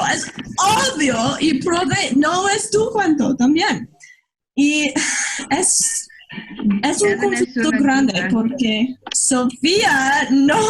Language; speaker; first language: Spanish; non-native, learner; English